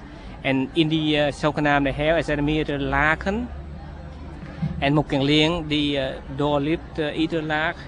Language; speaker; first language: Dutch; non-native, learner; Vietnamese